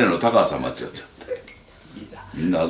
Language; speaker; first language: Japanese; native; Japanese